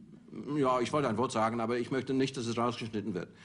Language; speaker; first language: German; non-native, fluent; English